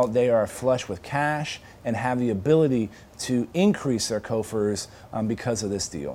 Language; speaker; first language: English; native; English